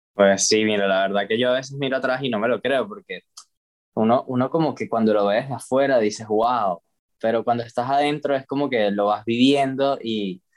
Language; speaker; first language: Spanish; native; Spanish